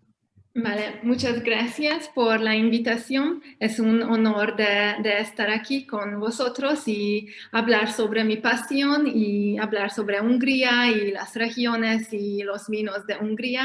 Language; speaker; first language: Spanish; non-native, fluent; Hungarian